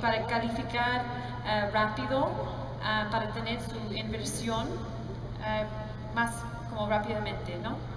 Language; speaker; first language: Spanish; non-native, learner; English